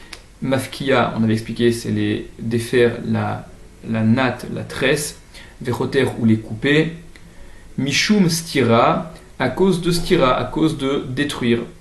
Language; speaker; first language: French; native; French